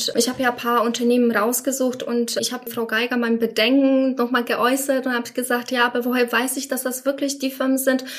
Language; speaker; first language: German; non-native, fluent; Polish